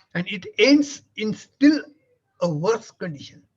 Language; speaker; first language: English; non-native, local second language; Marathi